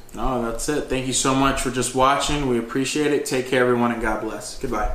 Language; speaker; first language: English; early bilingual, other home language; Spanish